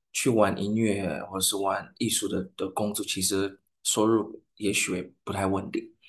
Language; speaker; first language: Chinese; non-native, fluent; English